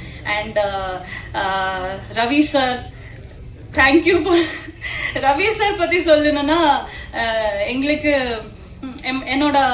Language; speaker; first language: Tamil; non-native, learner; Kannada